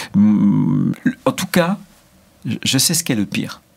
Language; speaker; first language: French; native; French